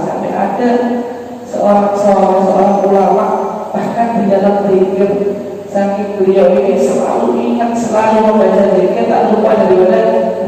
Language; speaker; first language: Indonesian; native; Indonesian